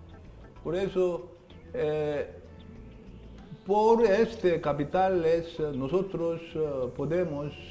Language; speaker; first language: Spanish; non-native, learner; Korean